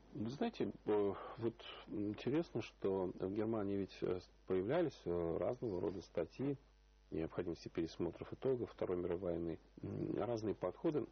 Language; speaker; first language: Russian; native; Russian